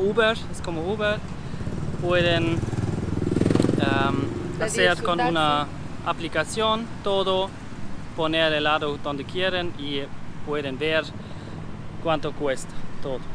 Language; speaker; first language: Spanish; non-native, learner; German